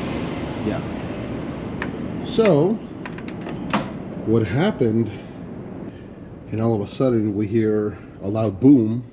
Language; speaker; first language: English; native; English